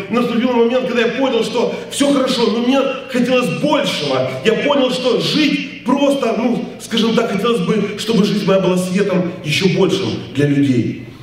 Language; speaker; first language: Russian; native; Russian